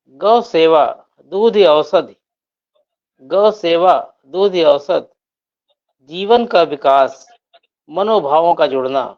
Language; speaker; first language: Hindi; native; Hindi